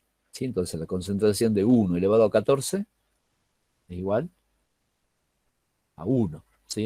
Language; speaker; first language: Spanish; native; Spanish